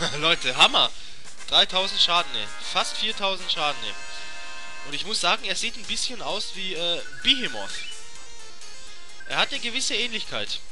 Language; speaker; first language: German; native; German